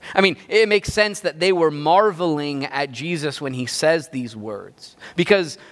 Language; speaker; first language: English; native; English